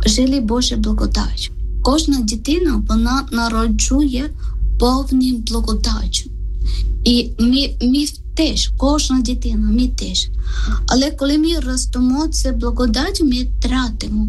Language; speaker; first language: Ukrainian; non-native, learner; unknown